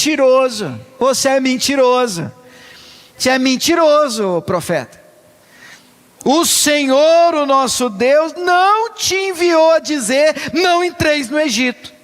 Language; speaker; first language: Portuguese; native; Portuguese